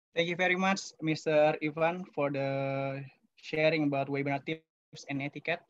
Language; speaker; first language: English; non-native, fluent; Indonesian